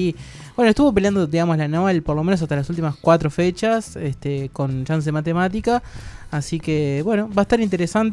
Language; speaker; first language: Spanish; native; Spanish